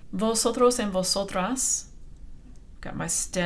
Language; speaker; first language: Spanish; non-native, fluent; English